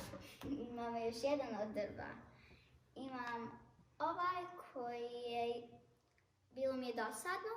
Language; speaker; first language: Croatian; early bilingual, heritage; Bosnian